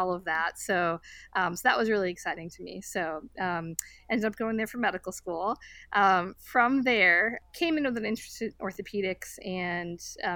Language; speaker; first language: English; native; English